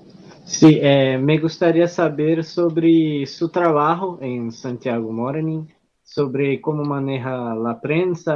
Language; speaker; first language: Spanish; non-native, learner; Portuguese